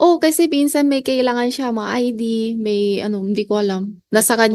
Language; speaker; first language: Filipino; non-native, learner; Chinese